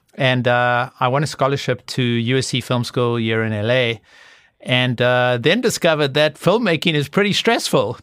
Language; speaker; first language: English; native; English